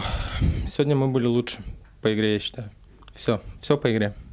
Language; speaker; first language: Russian; native; Russian